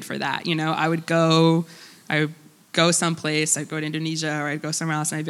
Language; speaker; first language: English; early bilingual, other home language; Russian